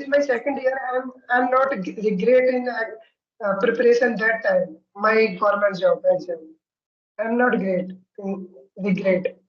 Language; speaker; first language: English; non-native, learner; Hindi